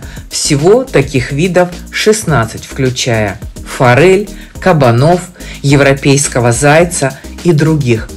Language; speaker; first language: Russian; native; Russian